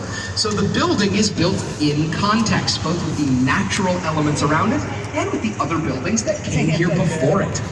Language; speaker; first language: English; native; English